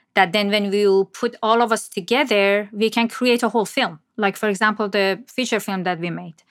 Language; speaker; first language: English; non-native, fluent; Persian